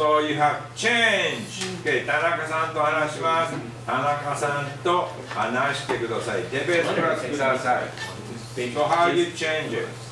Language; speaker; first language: English; non-native, fluent; Japanese